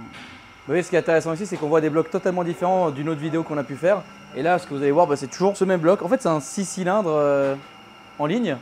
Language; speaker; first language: French; native; French